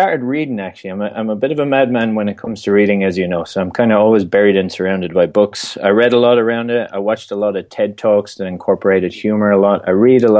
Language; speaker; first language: English; native; English